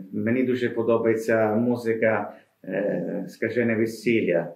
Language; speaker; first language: Ukrainian; non-native, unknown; Italian